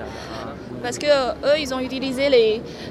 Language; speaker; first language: French; non-native, fluent; Chinese